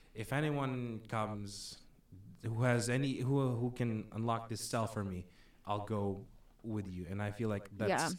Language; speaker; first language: English; non-native, local second language; Filipino